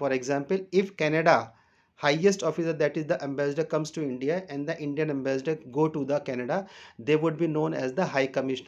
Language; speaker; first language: English; non-native, local second language; Hindi